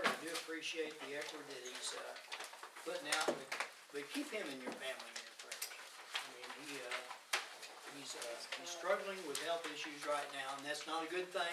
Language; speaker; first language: English; native; English